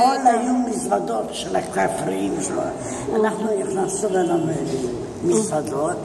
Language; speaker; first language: Hebrew; non-native, fluent; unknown